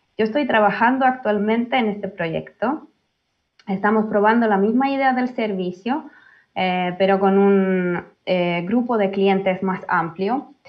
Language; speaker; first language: Spanish; early bilingual, heritage; Finnish